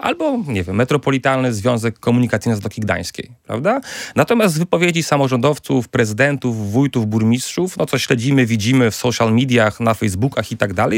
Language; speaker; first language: Polish; native; Polish